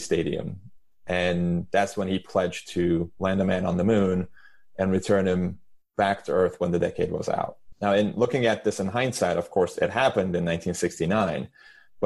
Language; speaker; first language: English; non-native, fluent; Turkish